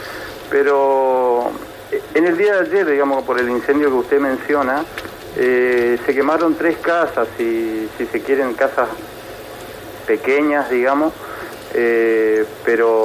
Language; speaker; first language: Spanish; native; Spanish